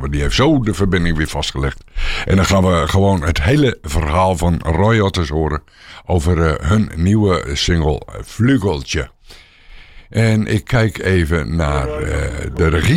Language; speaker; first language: Dutch; native; Dutch